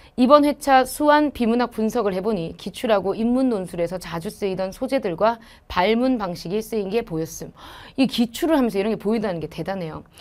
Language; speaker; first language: Korean; native; Korean